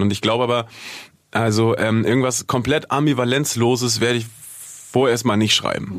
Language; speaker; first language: German; native; German